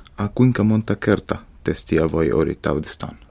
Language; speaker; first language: Finnish; non-native, learner; Arabic